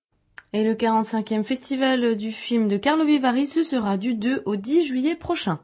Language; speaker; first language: French; native; French